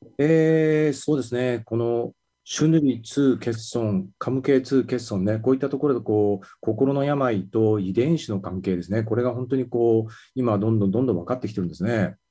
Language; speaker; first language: Japanese; native; Japanese